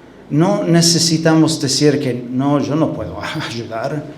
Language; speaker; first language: Spanish; non-native, fluent; English